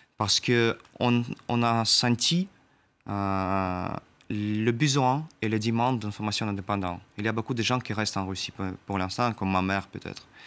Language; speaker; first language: French; non-native, learner; Russian